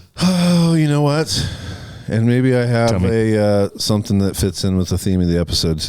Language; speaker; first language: English; native; English